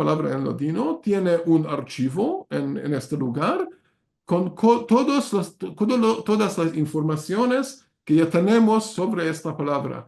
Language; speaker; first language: Spanish; non-native, learner; Hungarian